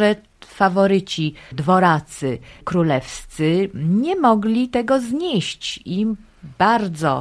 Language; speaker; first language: Polish; native; Polish